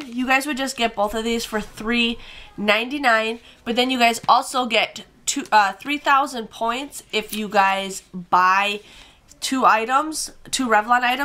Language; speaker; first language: English; native; English